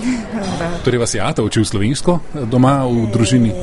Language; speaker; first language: Slovenian; native; Slovenian